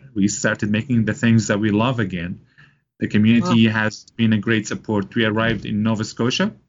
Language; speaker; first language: English; non-native, fluent; Arabic